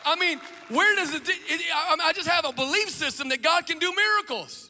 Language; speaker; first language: English; native; English